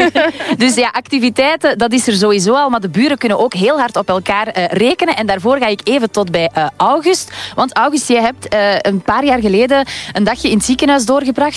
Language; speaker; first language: Dutch; native; Dutch